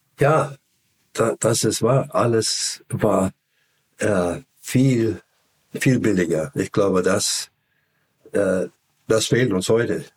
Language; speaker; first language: German; non-native, fluent; English